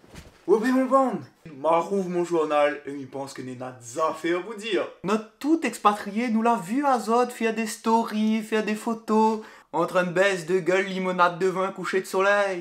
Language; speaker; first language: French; non-native, local second language; Réunion Creole French